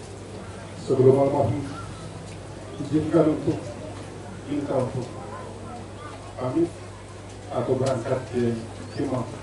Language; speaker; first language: Indonesian; native; Indonesian